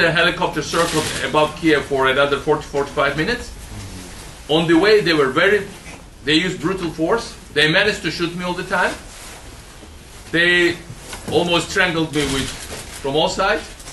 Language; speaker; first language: English; non-native, fluent; Georgian